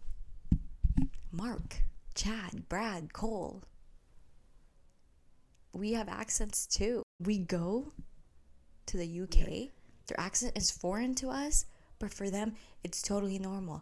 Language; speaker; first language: English; early bilingual, other home language; Filipino